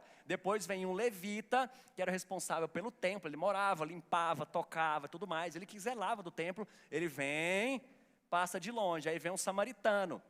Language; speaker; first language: Portuguese; native; Portuguese